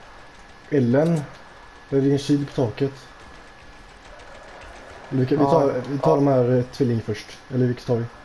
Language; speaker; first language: Swedish; early bilingual, other home language; Turkish